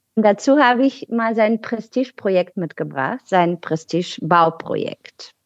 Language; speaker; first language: German; non-native, fluent; Bulgarian